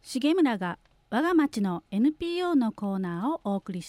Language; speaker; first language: Japanese; native; Japanese